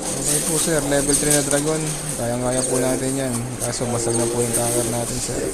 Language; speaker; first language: Filipino; native; Filipino